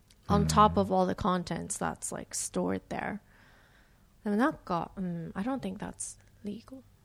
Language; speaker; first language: English; non-native, fluent; Japanese